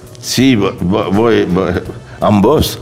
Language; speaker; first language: Spanish; non-native, fluent; French